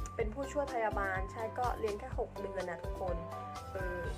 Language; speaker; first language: Thai; early bilingual, other home language; Khmer